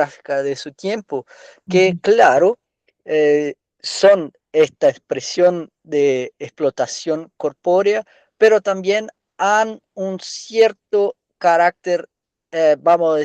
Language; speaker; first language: Spanish; non-native, fluent; Portuguese